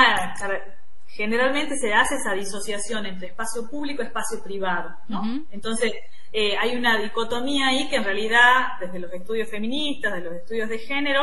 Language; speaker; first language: Spanish; native; Spanish